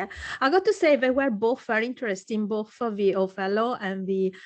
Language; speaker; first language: English; non-native, fluent; Italian